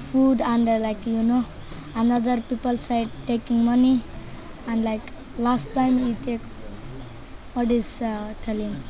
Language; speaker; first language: English; non-native, learner; Kannada